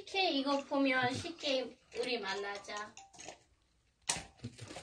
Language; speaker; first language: Korean; non-native, learner; Swedish